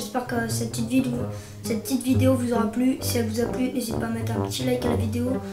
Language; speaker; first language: French; native; French